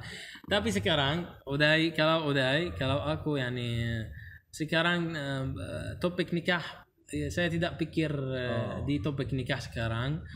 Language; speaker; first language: Indonesian; non-native, learner; Arabic